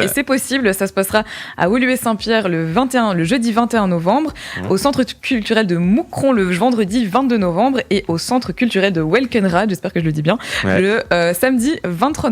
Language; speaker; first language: French; native; French